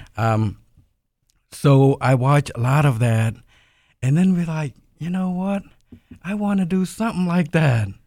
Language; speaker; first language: English; non-native, fluent; Khmer